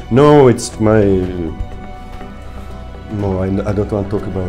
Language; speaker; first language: English; non-native, learner; Russian